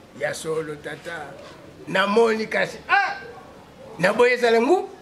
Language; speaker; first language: Lingala; non-native, local second language; Kongo